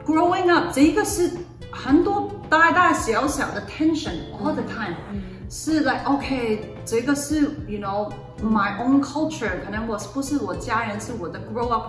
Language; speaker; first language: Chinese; early bilingual, other home language; Cantonese